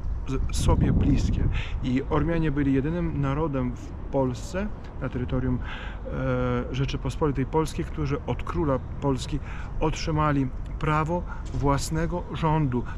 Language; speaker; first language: Polish; non-native, fluent; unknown